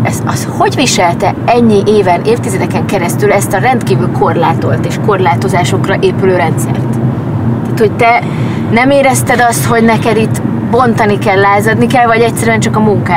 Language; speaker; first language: Hungarian; native; Hungarian